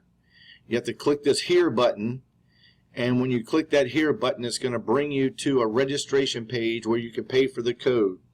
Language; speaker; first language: English; native; English